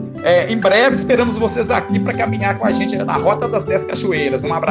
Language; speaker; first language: Portuguese; native; Portuguese